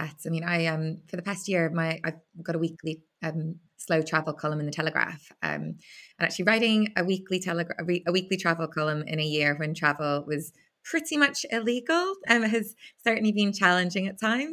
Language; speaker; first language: English; native; English